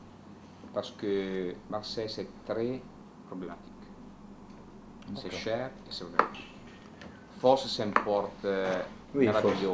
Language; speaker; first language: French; non-native, learner; Italian